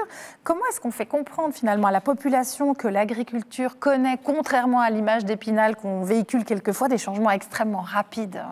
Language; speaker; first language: French; native; French